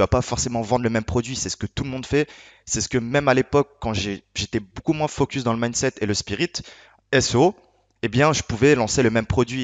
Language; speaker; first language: French; native; French